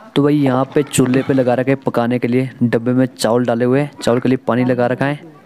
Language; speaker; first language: Hindi; native; Hindi